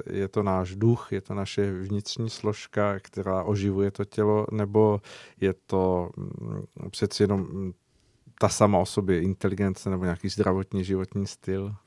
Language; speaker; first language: Czech; native; Czech